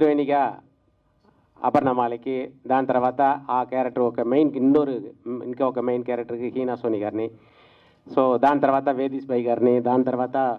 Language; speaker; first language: Telugu; native; Telugu